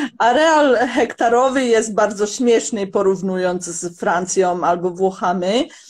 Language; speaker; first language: Polish; non-native, fluent; Croatian